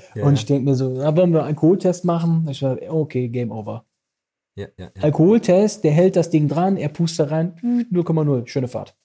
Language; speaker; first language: German; native; German